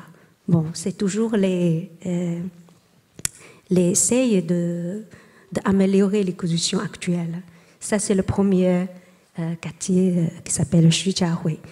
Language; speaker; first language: French; non-native, learner; Chinese